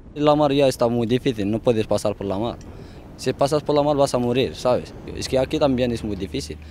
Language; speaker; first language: Spanish; non-native, fluent; Arabic